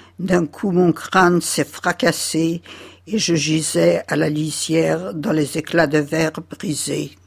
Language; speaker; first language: French; early bilingual, other home language; Yiddish